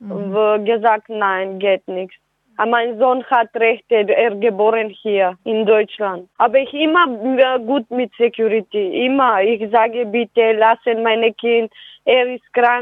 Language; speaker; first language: German; non-native, learner; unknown